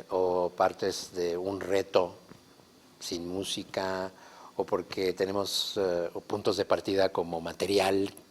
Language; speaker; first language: Spanish; native; Spanish